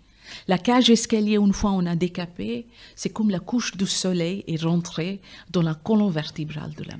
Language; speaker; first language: French; non-native, fluent; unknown